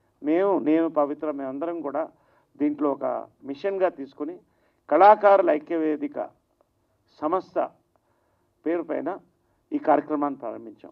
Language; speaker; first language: Telugu; native; Telugu